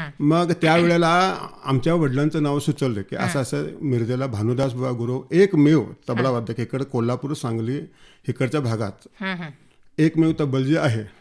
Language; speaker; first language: Marathi; native; Marathi